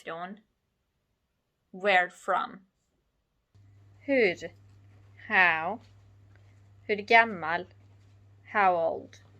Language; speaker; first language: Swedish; non-native, fluent; Georgian